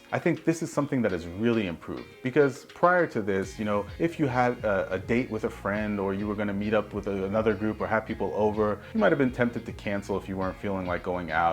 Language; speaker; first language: English; native; English